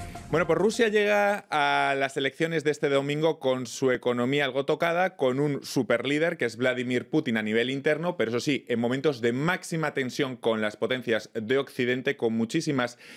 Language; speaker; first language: Spanish; native; Spanish